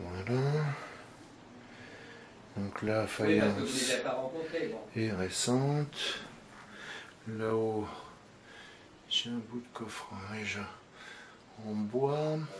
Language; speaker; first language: French; native; French